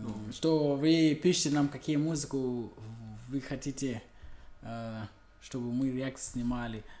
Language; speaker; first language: Russian; non-native, fluent; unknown